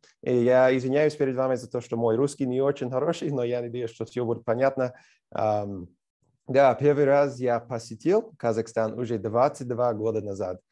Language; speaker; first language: Russian; non-native, fluent; English